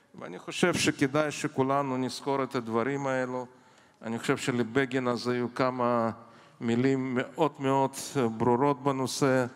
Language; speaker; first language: Hebrew; non-native, fluent; Russian